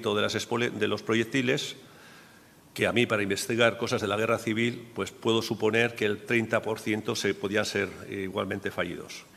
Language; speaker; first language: Spanish; native; Spanish